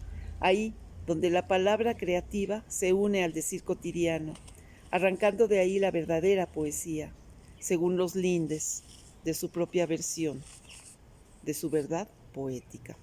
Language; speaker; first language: Spanish; native; Spanish